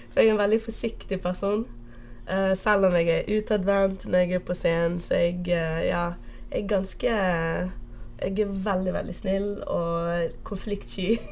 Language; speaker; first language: Norwegian; early bilingual, other home language; Portuguese